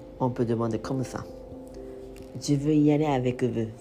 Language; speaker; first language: French; non-native, fluent; Japanese